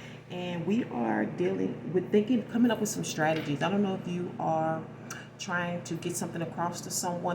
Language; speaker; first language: English; native; English